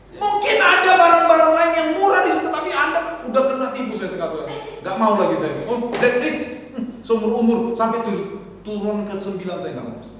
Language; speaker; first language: Indonesian; non-native, local second language; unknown